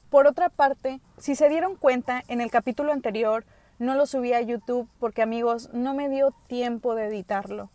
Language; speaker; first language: Spanish; early bilingual, other home language; English